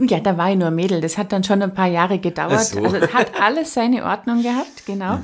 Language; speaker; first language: German; native; German